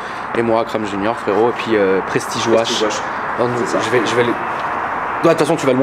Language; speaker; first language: French; native; French